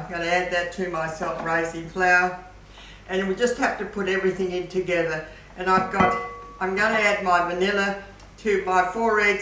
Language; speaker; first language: English; native; English